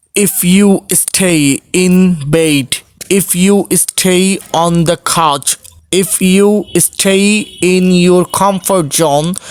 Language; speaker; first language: English; non-native, local second language; Bangla